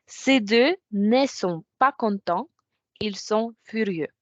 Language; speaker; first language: French; non-native, fluent; Ukrainian